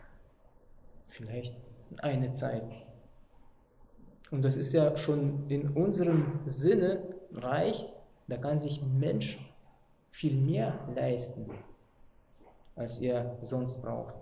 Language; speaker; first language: German; non-native, fluent; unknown